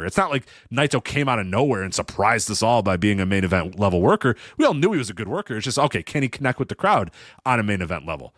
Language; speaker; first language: English; native; English